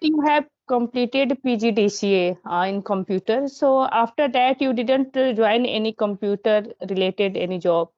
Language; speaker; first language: English; non-native, learner; Hindi